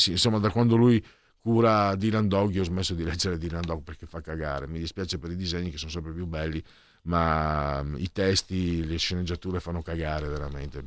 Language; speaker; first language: Italian; native; Italian